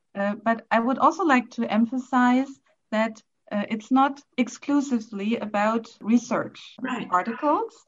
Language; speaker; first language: English; non-native, fluent; German